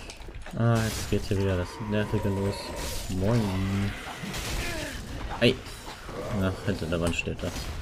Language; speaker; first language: German; native; German